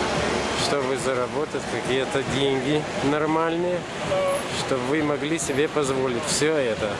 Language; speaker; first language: Russian; non-native, fluent; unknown